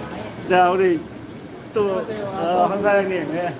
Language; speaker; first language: Korean; native; Korean